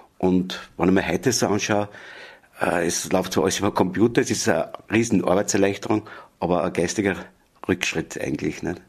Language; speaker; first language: German; native; German